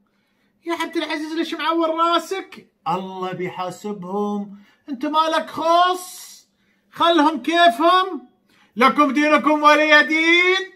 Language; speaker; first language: Arabic; native; Arabic